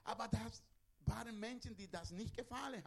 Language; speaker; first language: German; non-native, learner; Spanish